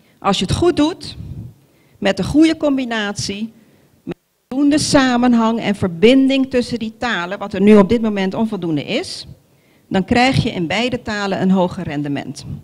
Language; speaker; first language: Dutch; non-native, local second language; Papiamento